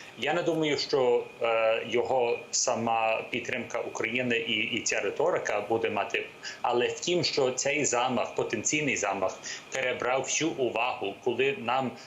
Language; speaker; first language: Ukrainian; early bilingual, heritage; English